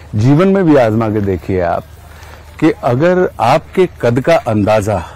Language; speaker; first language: Hindi; native; Hindi